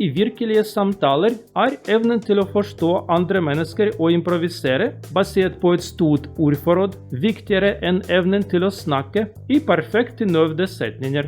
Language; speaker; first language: Norwegian; non-native, learner; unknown